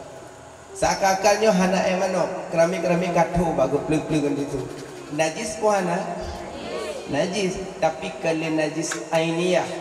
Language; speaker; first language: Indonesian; non-native, local second language; Achinese